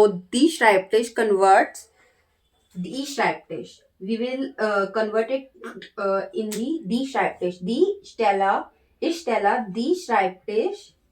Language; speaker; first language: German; non-native, learner; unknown